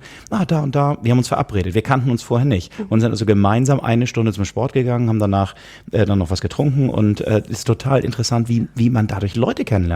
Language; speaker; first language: German; native; German